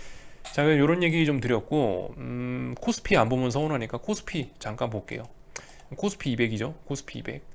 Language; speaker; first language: Korean; native; Korean